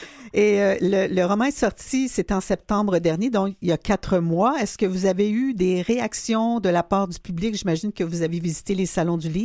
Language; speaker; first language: French; native; French